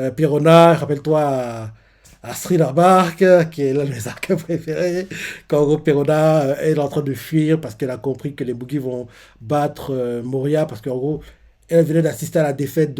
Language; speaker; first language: French; native; French